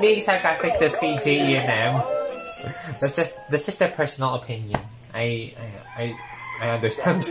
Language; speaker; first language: English; non-native, local second language; Filipino